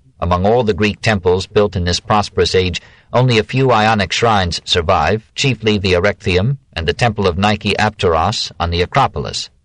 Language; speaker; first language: English; native; English